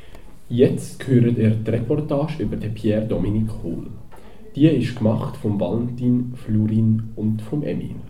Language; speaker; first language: German; native; German